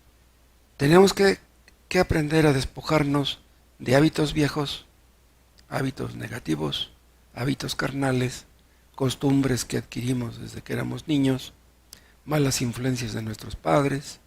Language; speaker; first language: Spanish; native; Spanish